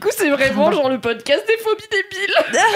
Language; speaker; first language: French; native; French